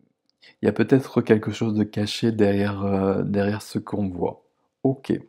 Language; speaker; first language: French; native; French